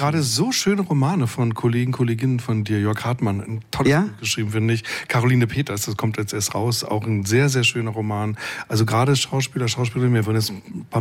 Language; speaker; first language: German; native; German